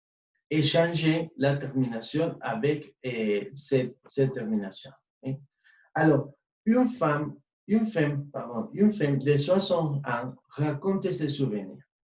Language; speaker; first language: French; non-native, fluent; Spanish